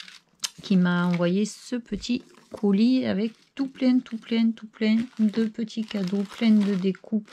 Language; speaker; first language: French; native; French